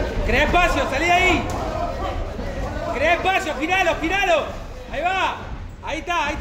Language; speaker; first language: Spanish; native; Spanish